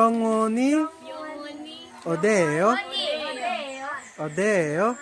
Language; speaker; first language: Korean; non-native, learner; Cebuano